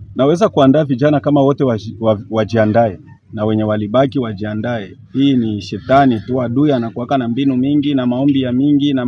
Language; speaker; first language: Swahili; native; Swahili